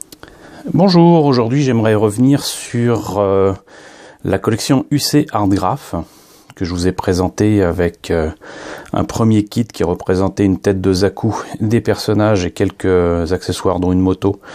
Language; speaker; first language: French; native; French